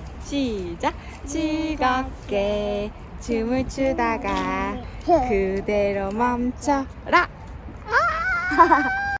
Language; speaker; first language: Korean; native; Korean